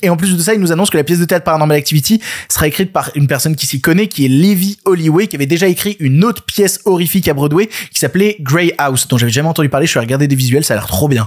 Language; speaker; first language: French; native; French